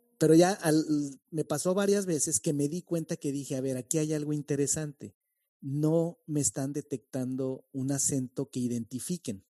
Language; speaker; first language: Spanish; native; Spanish